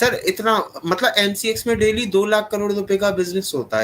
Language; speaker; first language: Hindi; native; Hindi